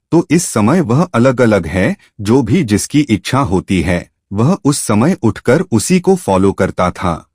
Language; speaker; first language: Hindi; native; Hindi